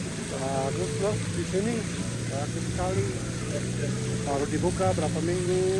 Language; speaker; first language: Indonesian; non-native, fluent; Dutch